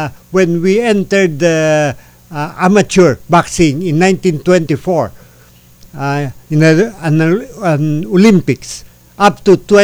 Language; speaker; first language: English; non-native, local second language; Filipino